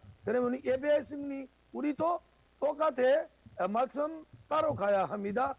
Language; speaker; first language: Korean; non-native, learner; Urdu